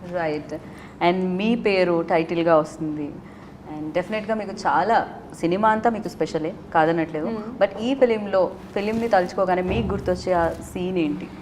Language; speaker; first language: Telugu; native; Telugu